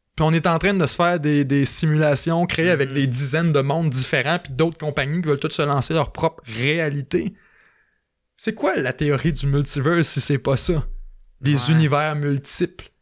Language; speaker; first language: French; native; French